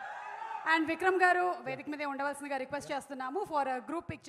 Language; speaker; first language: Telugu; native; Telugu